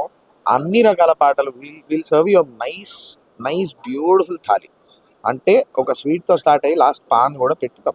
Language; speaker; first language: Telugu; native; Telugu